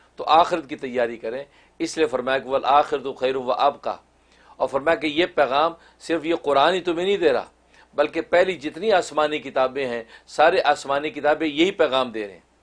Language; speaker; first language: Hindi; non-native, local second language; Kashmiri